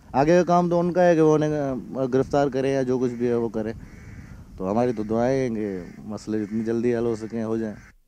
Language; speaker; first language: Urdu; non-native, local second language; Sindhi